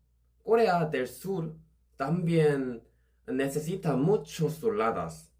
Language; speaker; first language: Spanish; non-native, learner; Korean